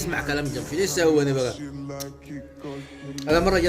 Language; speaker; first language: Arabic; non-native, learner; Urdu